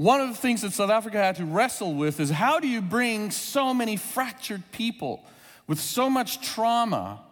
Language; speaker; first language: English; non-native, local second language; Afrikaans